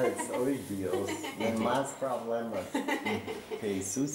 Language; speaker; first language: Spanish; non-native, learner; English